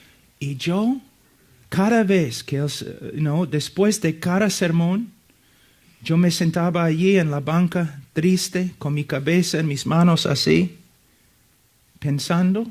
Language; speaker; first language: Spanish; non-native, fluent; English